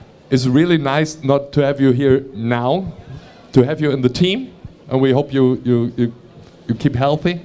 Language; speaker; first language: English; non-native, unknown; German